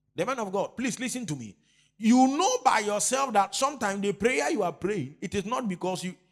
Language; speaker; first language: English; non-native, local second language; Akan